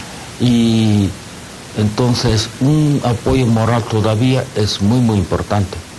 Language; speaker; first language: Spanish; non-native, learner; Japanese